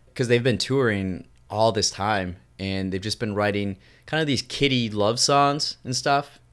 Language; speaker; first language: English; native; English